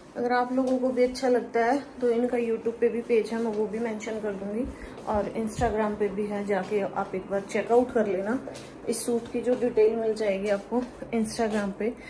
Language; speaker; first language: Hindi; native; Hindi